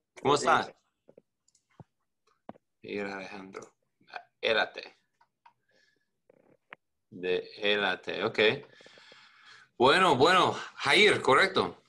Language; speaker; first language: Spanish; non-native, learner; English